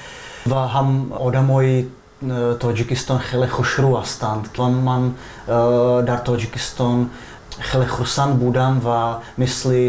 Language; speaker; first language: Persian; non-native, fluent; Czech